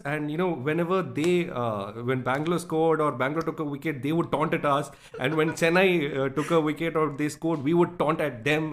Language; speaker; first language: English; non-native, local second language; Tamil